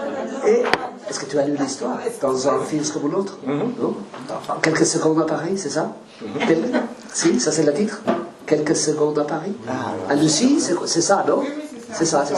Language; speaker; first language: French; non-native, learner; Spanish